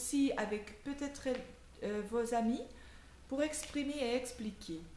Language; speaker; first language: French; non-native, local second language; Dutch